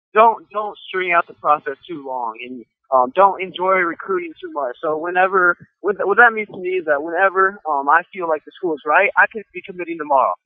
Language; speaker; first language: English; native; English